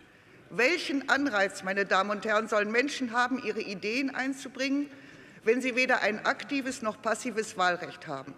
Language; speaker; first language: German; native; German